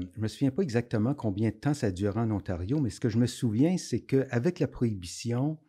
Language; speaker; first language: French; native; French